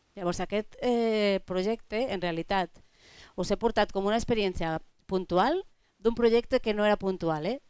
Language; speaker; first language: Catalan; non-native, local second language; Spanish